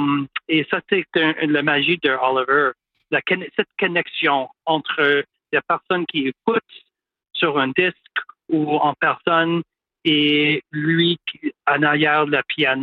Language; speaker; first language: French; non-native, local second language; English